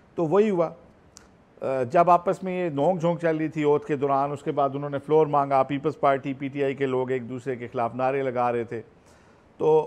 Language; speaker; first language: Urdu; native; Urdu